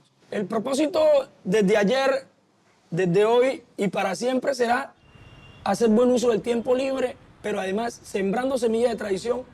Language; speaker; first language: Spanish; native; Spanish